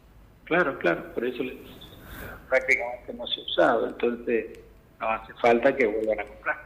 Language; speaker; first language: Spanish; native; Spanish